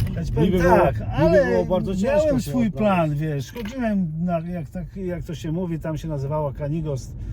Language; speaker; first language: Polish; native; Polish